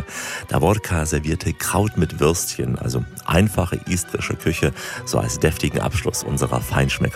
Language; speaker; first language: German; native; German